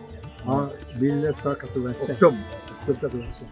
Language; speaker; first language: French; non-native, local second language; Morisyen